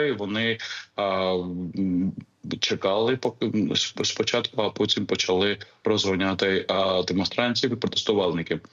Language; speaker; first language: Ukrainian; non-native, fluent; Georgian